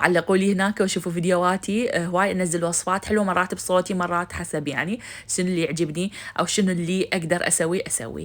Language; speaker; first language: Arabic; native; Arabic